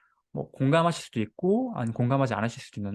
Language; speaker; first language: Korean; native; Korean